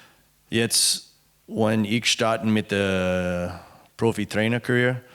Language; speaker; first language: German; non-native, learner; English